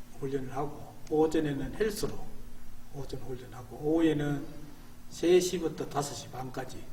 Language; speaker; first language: Korean; native; Korean